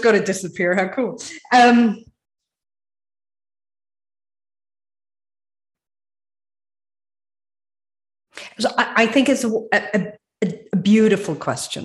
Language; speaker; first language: English; native; English